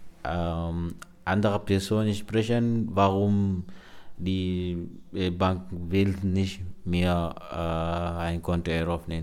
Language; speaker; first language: German; non-native, learner; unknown